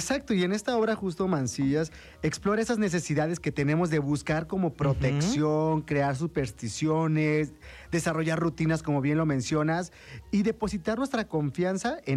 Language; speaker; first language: Spanish; native; Spanish